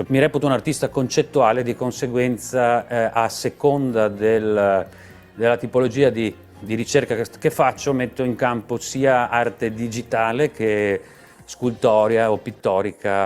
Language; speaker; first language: Italian; native; Italian